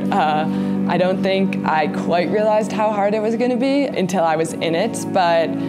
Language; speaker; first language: English; native; English